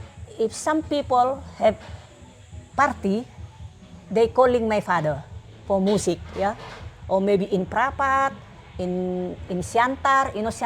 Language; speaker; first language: English; non-native, learner; Batak Toba